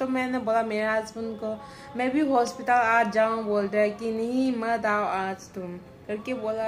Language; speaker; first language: Hindi; non-native, local second language; Bangla